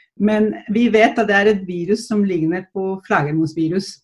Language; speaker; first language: Norwegian; non-native, fluent; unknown